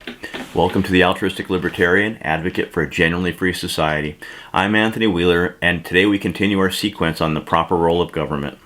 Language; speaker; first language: English; native; English